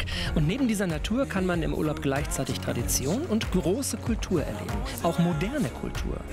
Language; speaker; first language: German; native; German